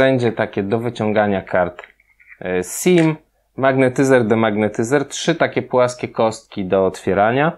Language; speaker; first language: Polish; native; Polish